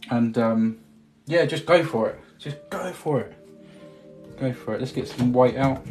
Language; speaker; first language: English; native; English